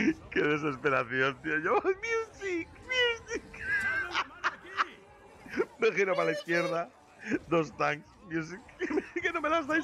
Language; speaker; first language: Spanish; native; Spanish